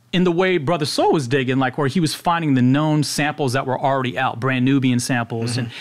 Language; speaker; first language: English; native; English